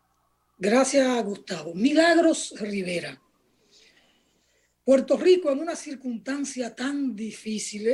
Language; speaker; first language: Spanish; native; Spanish